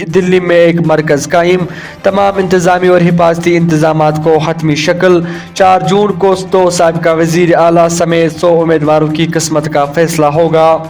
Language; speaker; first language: Urdu; non-native, local second language; Kashmiri